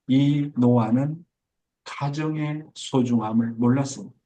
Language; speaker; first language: Korean; native; Korean